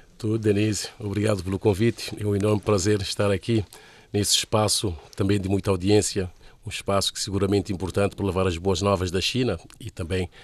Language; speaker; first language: Portuguese; non-native, local second language; Kabuverdianu